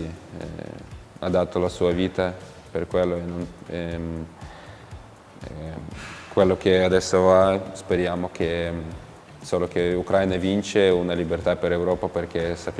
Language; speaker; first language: Italian; non-native, fluent; Ukrainian